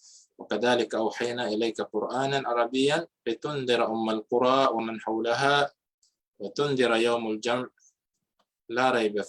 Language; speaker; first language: Arabic; non-native, fluent; Filipino